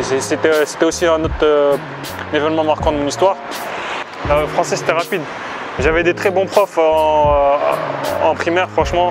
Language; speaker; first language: French; early bilingual, other home language; Arabic